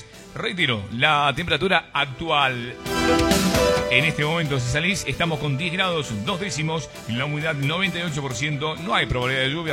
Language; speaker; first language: Spanish; native; Spanish